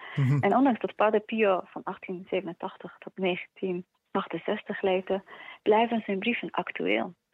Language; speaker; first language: Dutch; early bilingual, other home language; Polish